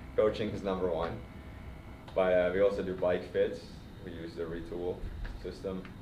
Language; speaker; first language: English; non-native, fluent; Swedish